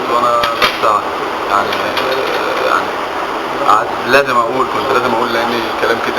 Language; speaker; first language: Arabic; native; Arabic